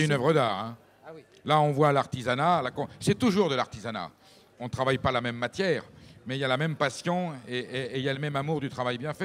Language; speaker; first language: French; native; French